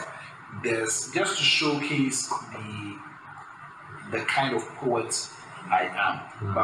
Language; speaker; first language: English; non-native, local second language; Akan